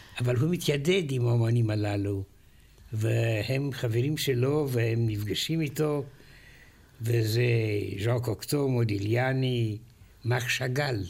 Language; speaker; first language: Hebrew; non-native, fluent; Romanian